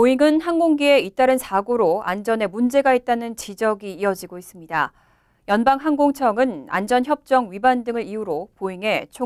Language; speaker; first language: Korean; native; Korean